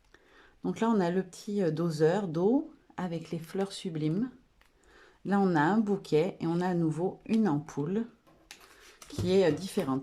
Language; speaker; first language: French; native; French